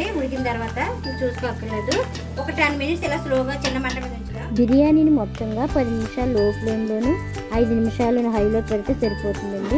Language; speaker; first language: Telugu; native; Telugu